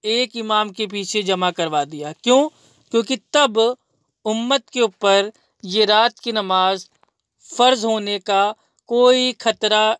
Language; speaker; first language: Hindi; native; Hindi